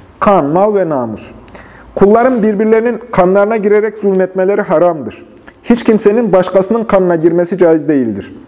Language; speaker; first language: Turkish; native; Turkish